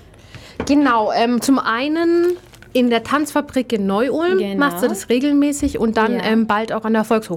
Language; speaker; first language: German; native; German